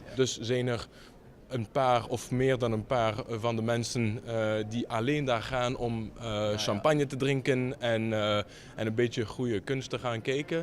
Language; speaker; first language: Dutch; non-native, fluent; French